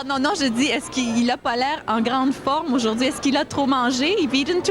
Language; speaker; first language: French; native; French